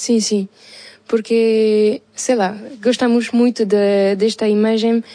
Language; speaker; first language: Portuguese; non-native, fluent; French